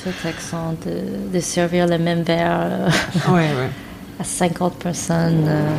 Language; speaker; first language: French; non-native, learner; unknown